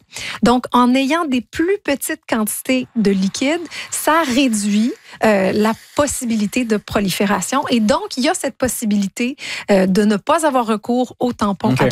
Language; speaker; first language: French; native; French